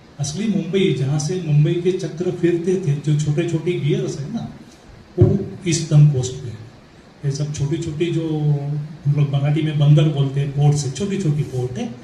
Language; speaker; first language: Hindi; non-native, local second language; Marathi